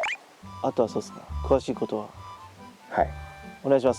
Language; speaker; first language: Japanese; native; Japanese